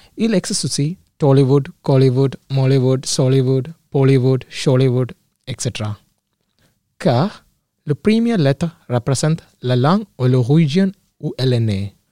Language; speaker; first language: French; non-native, learner; Malayalam